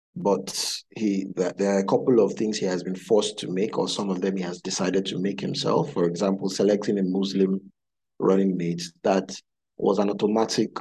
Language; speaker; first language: English; non-native, local second language; Yoruba